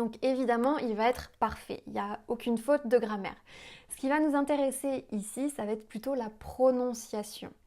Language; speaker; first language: French; native; French